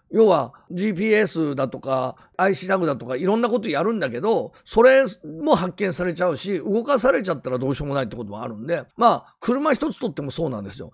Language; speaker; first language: Japanese; native; Japanese